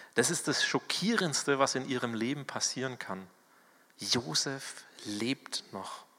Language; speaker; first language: German; native; German